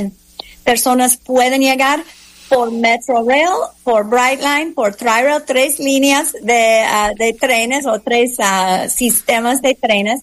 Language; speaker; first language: Spanish; non-native, fluent; English